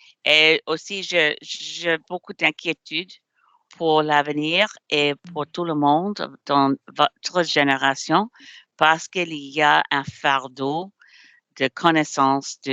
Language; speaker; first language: French; non-native, learner; English